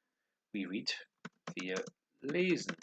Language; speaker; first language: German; non-native, learner; English